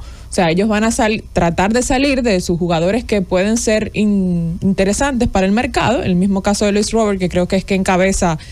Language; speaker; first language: Spanish; native; Spanish